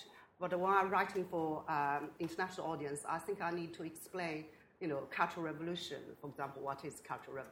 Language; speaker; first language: English; non-native, fluent; Chinese